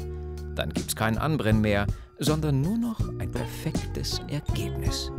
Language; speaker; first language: German; native; German